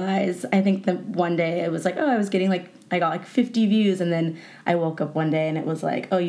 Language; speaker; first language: English; native; English